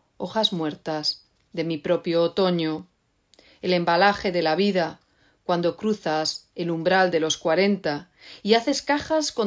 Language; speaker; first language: Spanish; native; Spanish